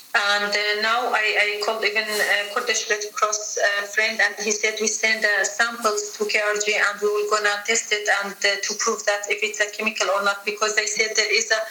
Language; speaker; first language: English; non-native, fluent; Arabic